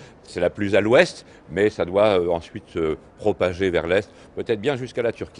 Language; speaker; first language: French; native; French